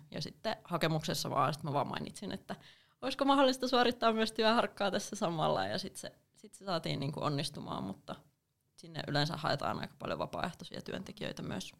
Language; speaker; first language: Finnish; native; Finnish